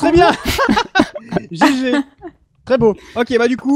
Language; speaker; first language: French; native; French